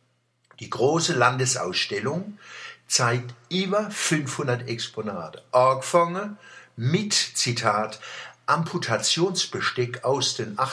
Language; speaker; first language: German; native; German